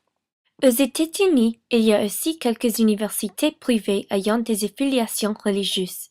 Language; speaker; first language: French; non-native, learner; English